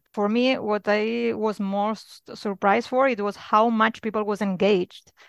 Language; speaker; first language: English; non-native, fluent; Catalan